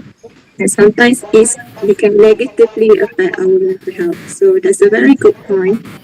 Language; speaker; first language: English; non-native, learner; Malay